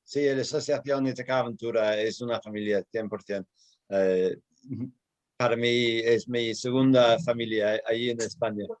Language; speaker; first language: Spanish; non-native, fluent; English